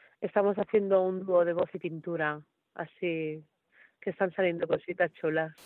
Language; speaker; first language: Spanish; native; Spanish